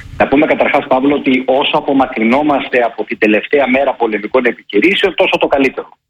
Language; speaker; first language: Greek; native; Greek